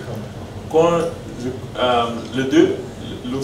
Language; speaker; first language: French; non-native, learner; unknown